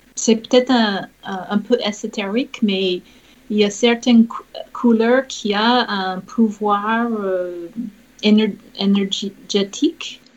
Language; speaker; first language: French; non-native, fluent; English